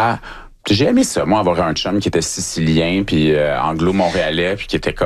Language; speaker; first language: French; native; French